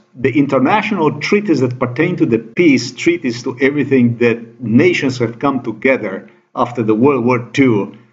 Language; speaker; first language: English; non-native, fluent; Slovenian